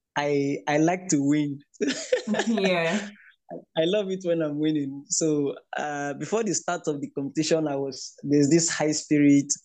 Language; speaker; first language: English; non-native, local second language; Igbo